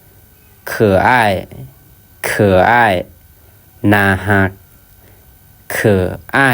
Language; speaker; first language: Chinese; non-native, fluent; Lao